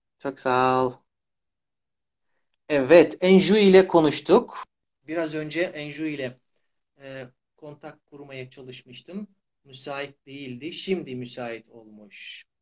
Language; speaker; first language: Turkish; native; Turkish